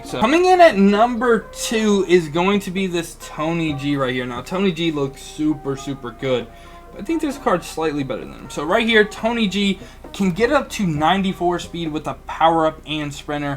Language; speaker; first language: English; native; English